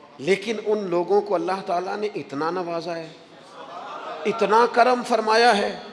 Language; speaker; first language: Urdu; non-native, local second language; Punjabi